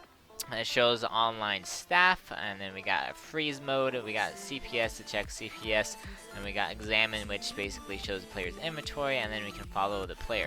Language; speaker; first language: English; native; English